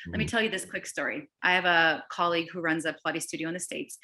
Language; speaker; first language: English; native; English